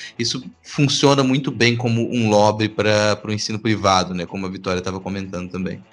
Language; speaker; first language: Portuguese; native; Portuguese